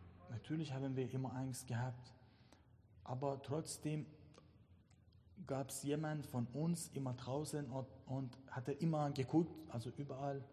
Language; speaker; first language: German; non-native, learner; Persian